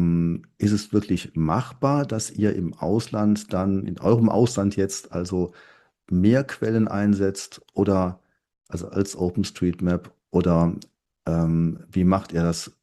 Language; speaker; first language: German; native; German